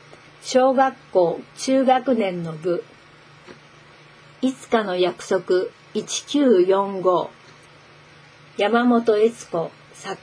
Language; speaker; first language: Japanese; native; Japanese